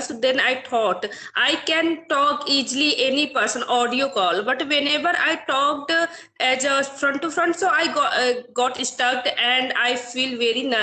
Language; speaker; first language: English; non-native, learner; Hindi